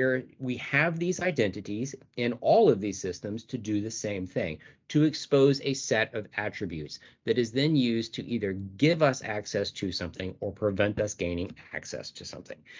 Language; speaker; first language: English; native; English